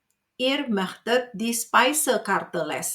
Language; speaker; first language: German; non-native, fluent; Indonesian